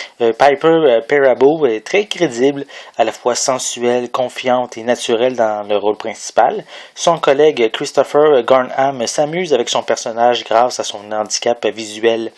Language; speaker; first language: French; native; French